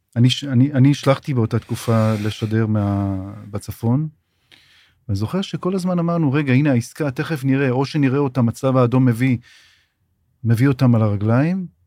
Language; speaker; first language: Hebrew; native; Hebrew